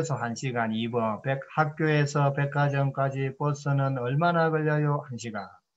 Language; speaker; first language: Korean; non-native, fluent; Spanish